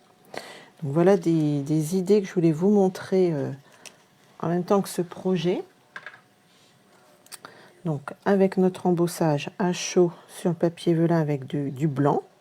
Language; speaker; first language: French; native; French